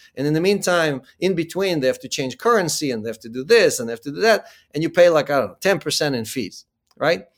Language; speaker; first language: English; early bilingual, other home language; Ukrainian